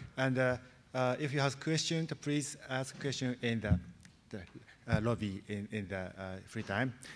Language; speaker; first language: English; non-native, learner; Japanese